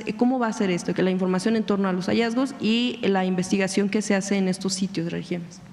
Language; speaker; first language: Spanish; native; Spanish